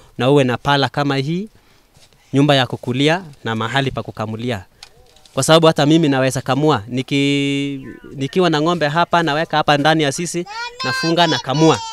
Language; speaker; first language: Swahili; non-native, local second language; Kalenjin